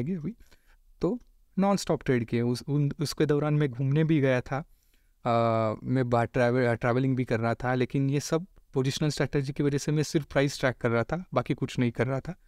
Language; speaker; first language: Hindi; non-native, local second language; Marathi